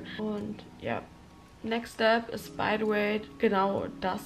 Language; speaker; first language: German; native; German